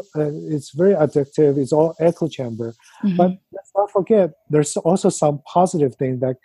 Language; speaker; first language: English; non-native, fluent; Chinese